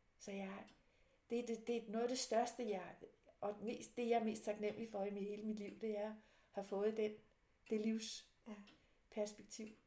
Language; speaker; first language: Danish; native; Danish